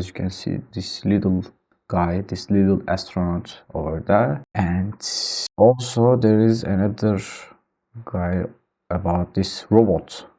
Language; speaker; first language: English; non-native, fluent; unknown